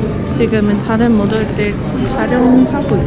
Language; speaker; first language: Korean; non-native, fluent; English